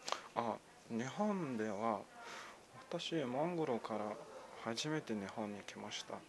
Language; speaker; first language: Japanese; non-native, learner; Mongolian